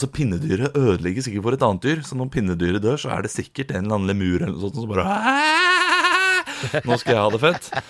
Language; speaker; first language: Norwegian; native; Norwegian